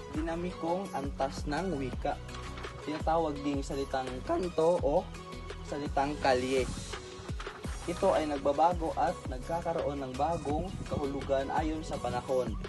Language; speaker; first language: Filipino; non-native, local second language; Cebuano